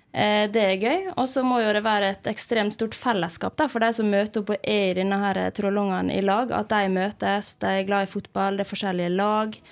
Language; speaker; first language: Norwegian; native; Norwegian